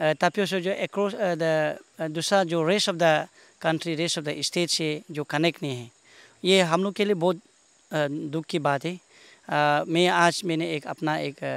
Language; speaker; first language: Hindi; non-native, local second language; Nyishi